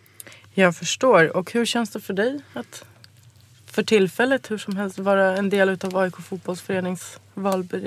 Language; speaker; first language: Swedish; native; Swedish